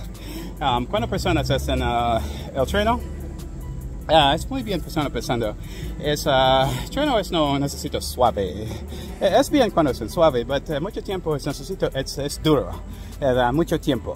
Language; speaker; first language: Spanish; non-native, learner; English